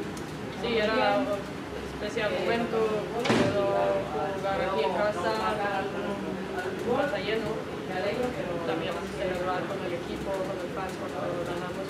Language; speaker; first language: Spanish; non-native, learner; Norwegian